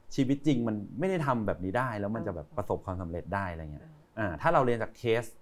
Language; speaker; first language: Thai; native; Thai